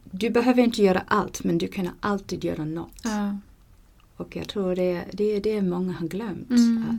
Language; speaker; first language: Swedish; non-native, fluent; English